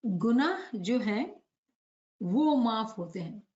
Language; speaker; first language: Hindi; non-native, local second language; Gujarati